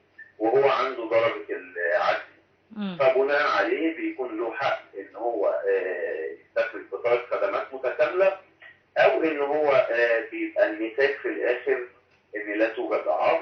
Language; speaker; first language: Arabic; native; Arabic